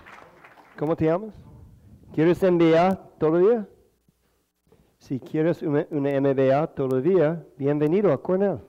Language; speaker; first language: Spanish; non-native, fluent; English